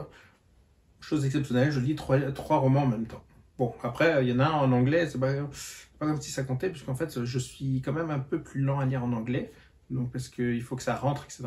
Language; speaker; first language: French; native; French